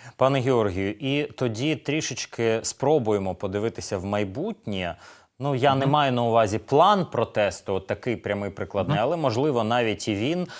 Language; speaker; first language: Ukrainian; native; Ukrainian